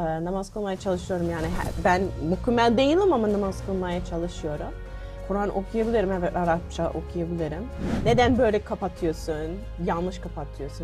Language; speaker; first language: Turkish; non-native, learner; English